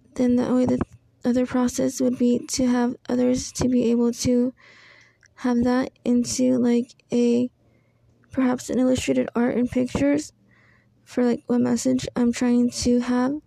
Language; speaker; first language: English; early bilingual, other home language; Spanish